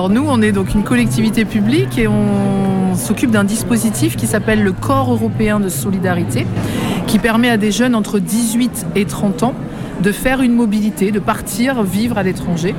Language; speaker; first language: French; native; French